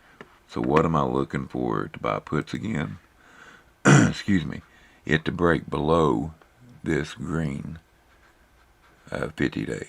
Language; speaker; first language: English; native; English